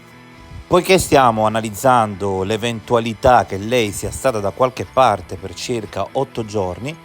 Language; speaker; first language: Italian; native; Italian